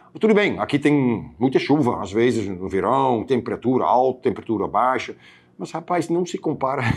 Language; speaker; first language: Portuguese; non-native, fluent; Dutch